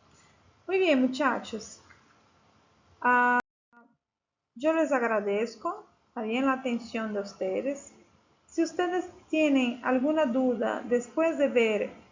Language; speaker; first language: Spanish; non-native, fluent; Portuguese